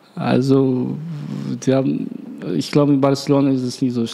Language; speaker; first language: German; non-native, learner; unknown